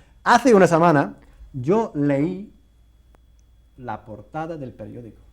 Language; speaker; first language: Spanish; non-native, fluent; English